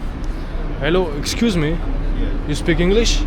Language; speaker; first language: English; non-native, learner; French